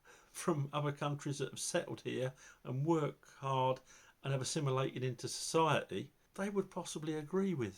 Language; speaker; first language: English; native; English